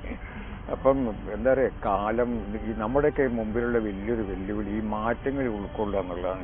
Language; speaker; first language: Malayalam; native; Malayalam